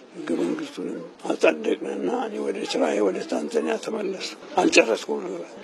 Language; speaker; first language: Amharic; non-native, local second language; Oromo